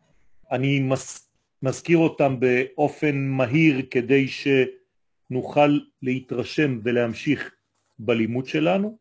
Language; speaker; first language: Hebrew; non-native, fluent; French